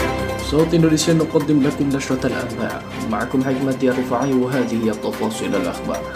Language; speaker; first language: Arabic; non-native, fluent; Indonesian